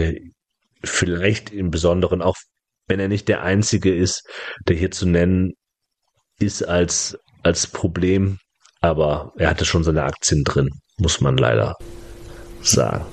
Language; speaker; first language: German; native; German